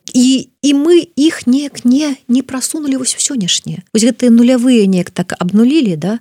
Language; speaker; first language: Belarusian; non-native, local second language; Russian